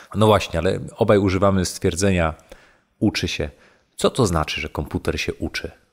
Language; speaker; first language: Polish; native; Polish